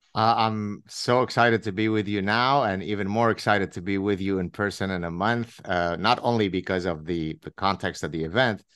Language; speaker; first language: English; early bilingual, other home language; Arabic